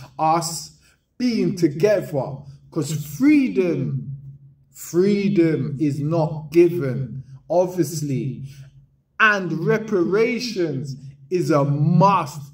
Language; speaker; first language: English; native; English